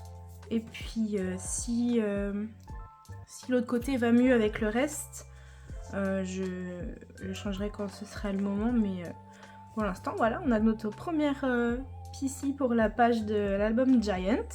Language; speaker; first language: French; native; French